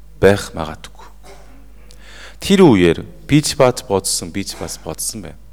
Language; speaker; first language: Mongolian; non-native, fluent; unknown